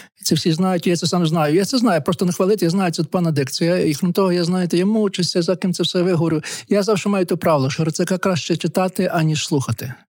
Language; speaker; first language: Ukrainian; native; Ukrainian